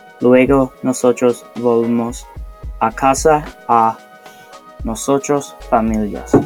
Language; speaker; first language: Spanish; non-native, learner; English